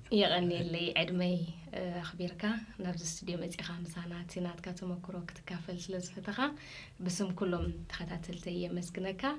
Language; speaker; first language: Tigrinya; native; Tigrinya